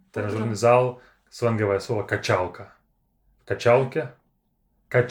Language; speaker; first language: Russian; native; Russian